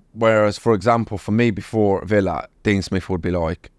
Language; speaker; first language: English; native; English